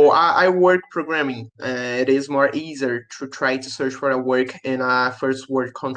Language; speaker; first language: English; non-native, learner; Portuguese